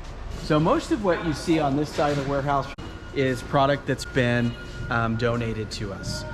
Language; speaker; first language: English; native; English